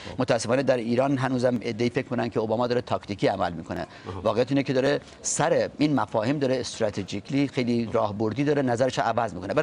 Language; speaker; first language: Persian; non-native, local second language; Talysh